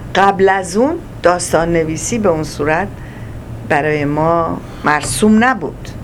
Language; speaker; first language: Persian; native; Persian